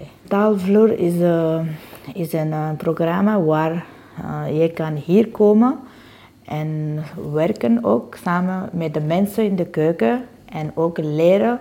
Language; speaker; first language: Dutch; non-native, learner; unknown